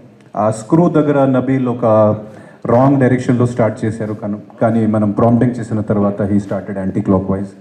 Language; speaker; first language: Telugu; non-native, fluent; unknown